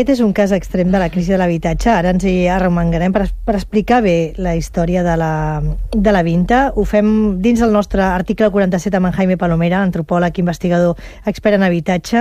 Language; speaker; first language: Catalan; native; Catalan